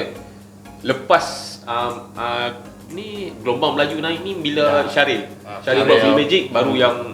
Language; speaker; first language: Malay; native; Malay